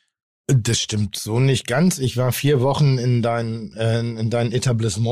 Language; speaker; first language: German; native; German